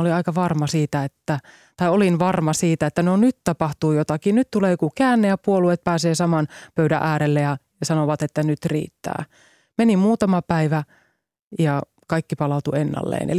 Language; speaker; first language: Finnish; native; Finnish